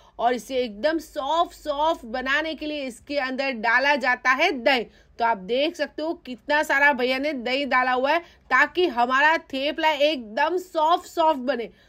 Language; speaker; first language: Hindi; non-native, local second language; Gujarati